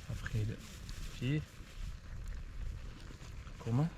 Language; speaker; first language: French; non-native, learner; Arabic